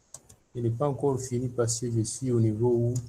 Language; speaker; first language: French; non-native, local second language; Swahili